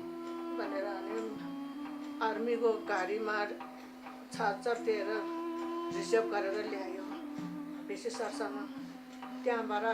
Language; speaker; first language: Nepali; non-native, local second language; Tibetan